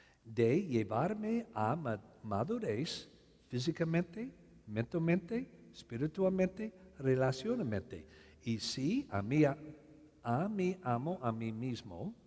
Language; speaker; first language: Spanish; non-native, learner; English